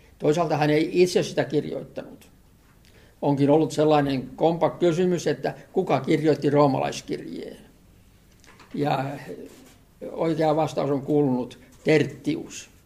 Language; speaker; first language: Finnish; native; Finnish